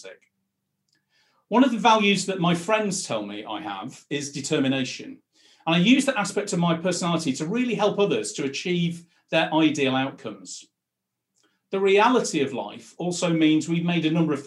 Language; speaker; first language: English; native; English